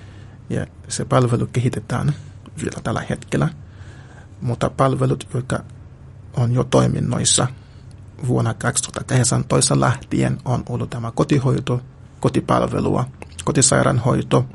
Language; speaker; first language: Finnish; non-native, fluent; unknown